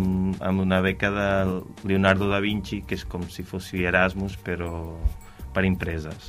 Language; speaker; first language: Catalan; non-native, fluent; Portuguese